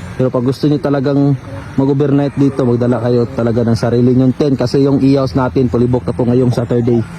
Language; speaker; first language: Filipino; native; Filipino